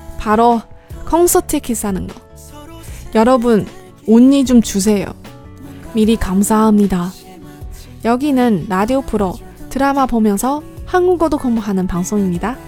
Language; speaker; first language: Korean; non-native, fluent; Chinese